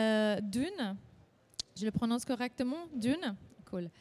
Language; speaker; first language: French; non-native, fluent; Italian